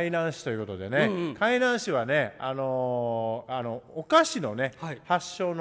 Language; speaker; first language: Japanese; native; Japanese